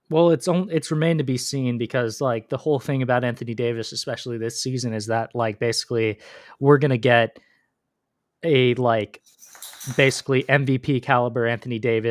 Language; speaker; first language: English; native; English